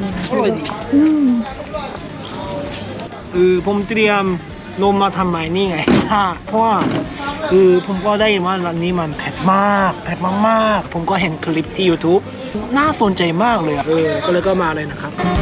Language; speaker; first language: Thai; non-native, fluent; Korean